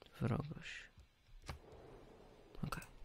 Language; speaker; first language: Polish; early bilingual, heritage; Polish